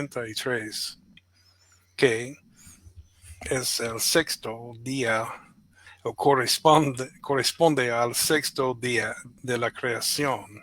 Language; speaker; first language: Spanish; non-native, fluent; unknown